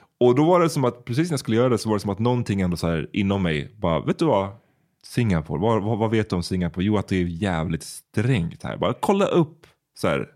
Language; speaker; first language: Swedish; early bilingual, other home language; Bosnian